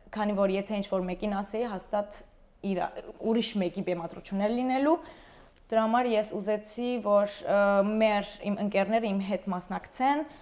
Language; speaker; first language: Armenian; early bilingual, heritage; Armenian